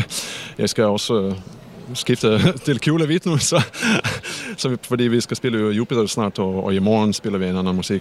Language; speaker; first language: Danish; non-native, fluent; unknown